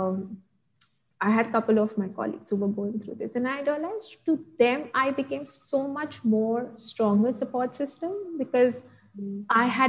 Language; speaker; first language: English; non-native, local second language; Gujarati